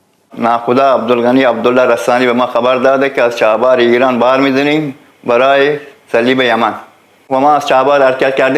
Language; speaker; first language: Persian; non-native, local second language; Baluchi